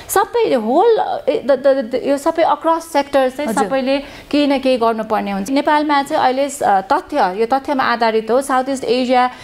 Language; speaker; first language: Nepali; native; Nepali